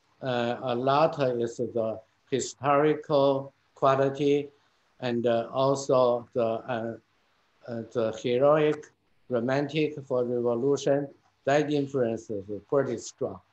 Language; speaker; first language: English; non-native, fluent; Chinese